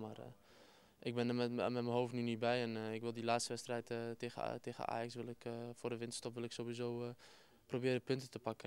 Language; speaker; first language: Dutch; native; Dutch